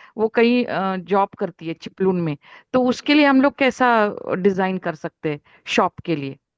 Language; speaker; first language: Hindi; non-native, local second language; Marathi